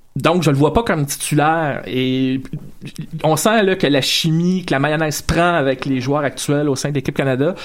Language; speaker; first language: French; native; French